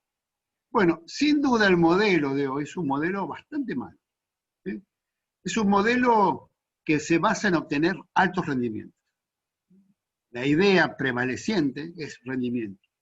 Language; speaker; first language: Spanish; native; Spanish